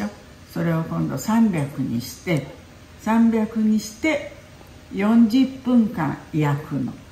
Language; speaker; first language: Japanese; early bilingual, heritage; Japanese